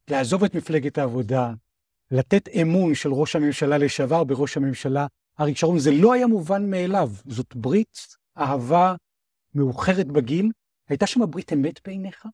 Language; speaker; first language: Hebrew; native; Hebrew